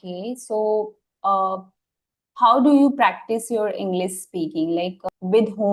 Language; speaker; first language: English; non-native, fluent; Hindi